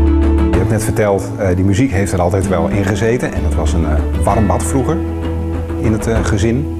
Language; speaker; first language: Dutch; native; Dutch